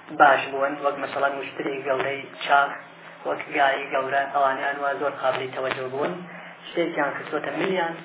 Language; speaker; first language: Central Kurdish; native; Central Kurdish